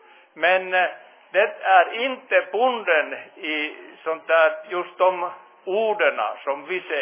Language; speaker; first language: Swedish; non-native, fluent; Finnish